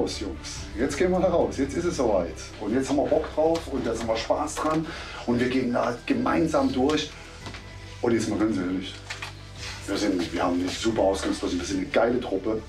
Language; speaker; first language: German; native; German